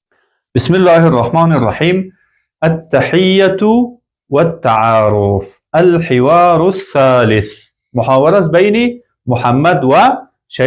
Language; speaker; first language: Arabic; non-native, fluent; Persian